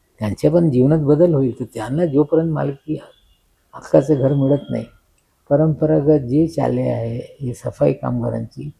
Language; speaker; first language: Marathi; non-native, local second language; Urdu